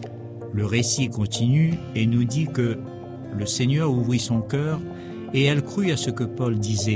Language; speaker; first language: French; native; French